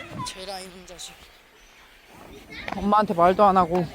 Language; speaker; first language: Korean; native; Korean